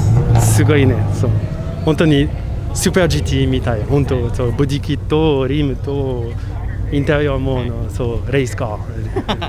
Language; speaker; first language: Japanese; non-native, learner; French